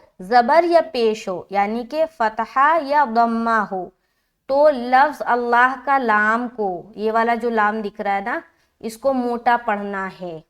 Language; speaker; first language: Urdu; native; Urdu